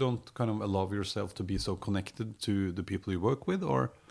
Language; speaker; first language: English; non-native, fluent; Norwegian